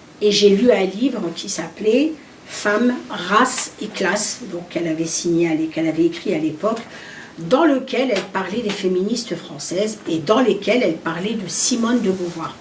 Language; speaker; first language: French; early bilingual, other home language; Arabic